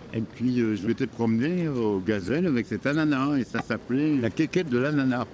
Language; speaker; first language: French; native; French